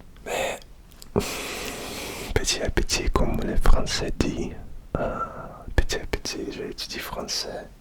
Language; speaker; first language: French; non-native, learner; Russian